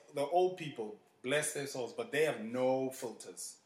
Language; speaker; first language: English; non-native, local second language; Xhosa